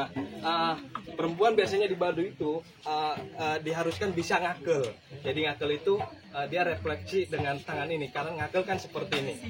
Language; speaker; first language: Indonesian; non-native, local second language; Sundanese